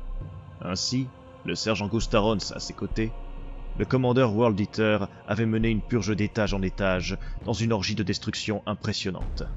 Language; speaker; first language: French; native; French